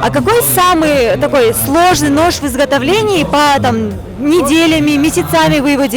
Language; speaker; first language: Russian; native; Russian